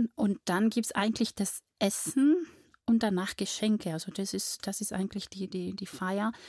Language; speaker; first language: German; non-native, fluent; Portuguese